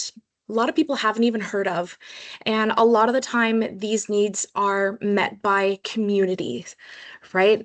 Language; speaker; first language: English; native; English